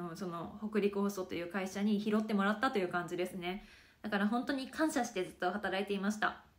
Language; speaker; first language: Japanese; native; Japanese